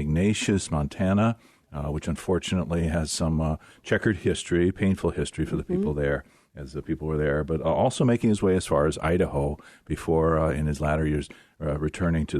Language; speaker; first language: English; native; English